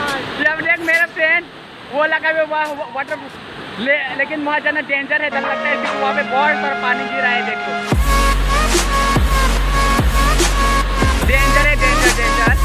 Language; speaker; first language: Hindi; non-native, local second language; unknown